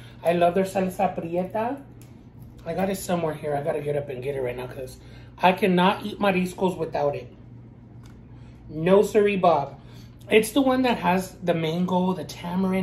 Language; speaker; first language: English; early bilingual, other home language; Spanish